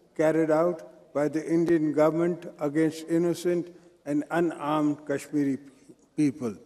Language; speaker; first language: English; non-native, local second language; Sindhi